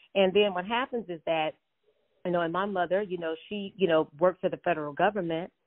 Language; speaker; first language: English; native; English